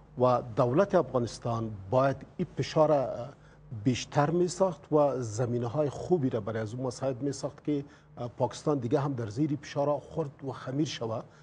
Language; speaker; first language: Persian; native; Persian